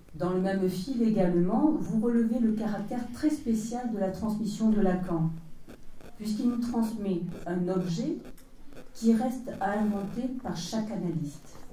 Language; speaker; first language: French; native; French